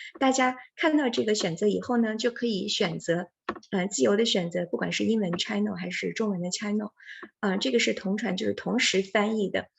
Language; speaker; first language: Chinese; native; Chinese